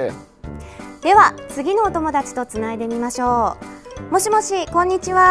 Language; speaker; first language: Japanese; native; Japanese